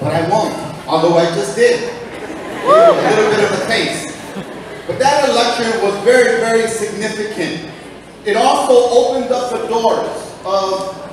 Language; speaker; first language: English; early bilingual, other home language; Spanish